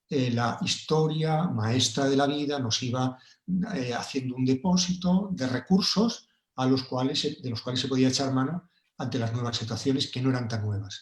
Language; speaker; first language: Spanish; native; Spanish